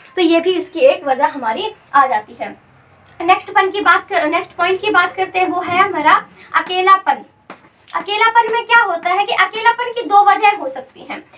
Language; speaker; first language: Hindi; native; Hindi